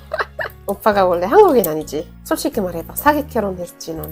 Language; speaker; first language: Korean; non-native, fluent; Arabic